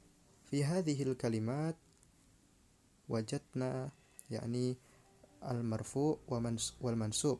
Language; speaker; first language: Arabic; non-native, learner; Indonesian